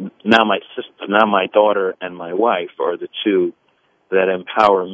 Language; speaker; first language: English; early bilingual, other home language; Italian